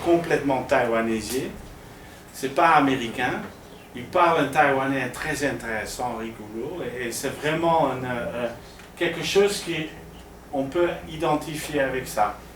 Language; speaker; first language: French; non-native, fluent; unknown